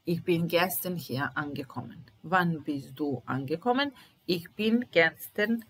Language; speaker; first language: German; non-native, fluent; Italian